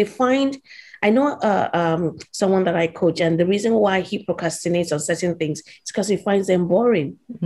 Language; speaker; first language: English; non-native, local second language; Yoruba